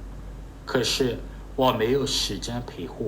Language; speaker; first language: Chinese; non-native, fluent; Burmese